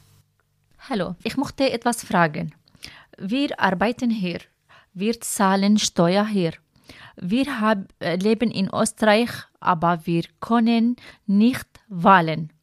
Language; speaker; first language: German; non-native, learner; Arabic